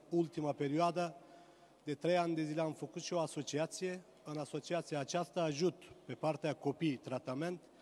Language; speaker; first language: Romanian; non-native, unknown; Turkish